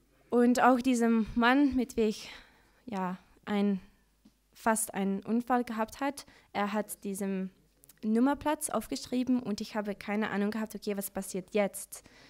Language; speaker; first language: German; non-native, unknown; Dutch